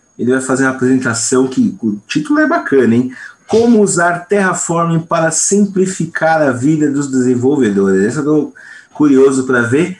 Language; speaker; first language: Portuguese; native; Portuguese